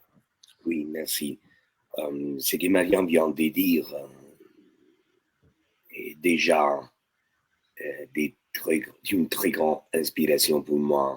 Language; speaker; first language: French; non-native, fluent; Italian